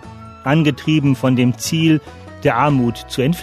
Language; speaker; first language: German; native; German